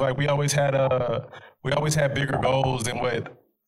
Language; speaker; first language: English; native; English